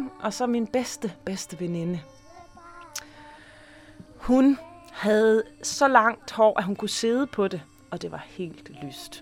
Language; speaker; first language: Danish; native; Danish